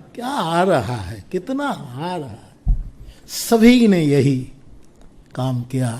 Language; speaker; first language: Hindi; non-native, local second language; Gujarati